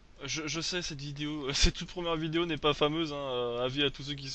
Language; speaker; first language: French; native; French